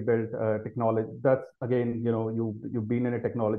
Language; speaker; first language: English; non-native, local second language; Hindi